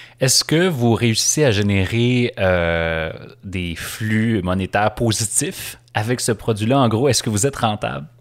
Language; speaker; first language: French; native; French